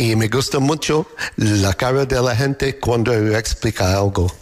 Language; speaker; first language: Spanish; non-native, learner; English